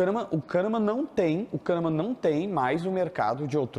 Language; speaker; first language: Portuguese; native; Portuguese